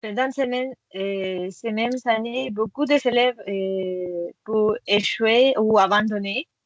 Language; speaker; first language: French; non-native, fluent; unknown